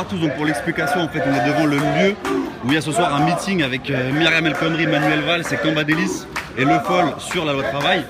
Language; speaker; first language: French; native; French